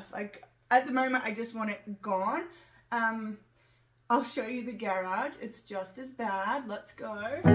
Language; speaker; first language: English; native; English